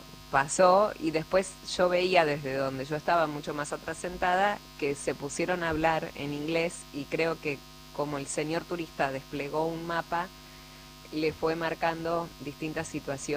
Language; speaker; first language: Spanish; native; Spanish